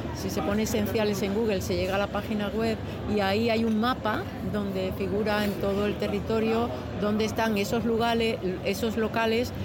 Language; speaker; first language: Spanish; native; Spanish